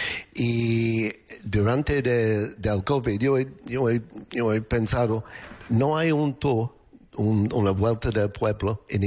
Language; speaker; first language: Spanish; non-native, learner; English